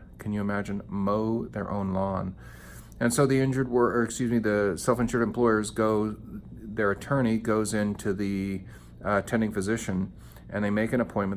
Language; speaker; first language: English; native; English